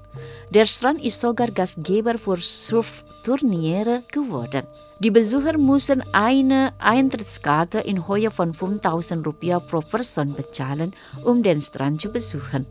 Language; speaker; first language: German; non-native, fluent; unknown